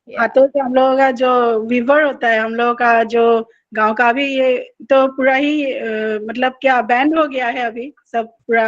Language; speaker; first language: Hindi; non-native, local second language; Assamese